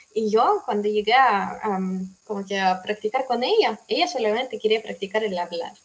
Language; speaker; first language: Spanish; non-native, fluent; Russian